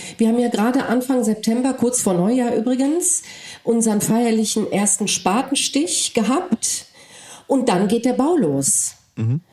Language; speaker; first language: German; early bilingual, other home language; Polish